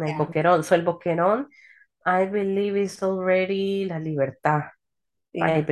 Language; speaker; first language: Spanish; early bilingual, heritage; Spanish